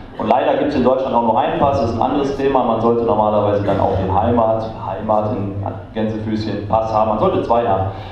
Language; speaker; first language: German; native; German